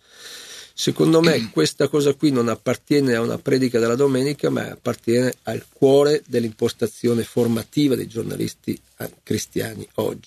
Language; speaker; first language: Italian; native; Italian